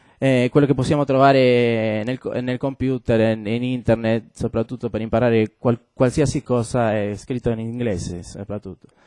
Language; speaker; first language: Italian; non-native, learner; Spanish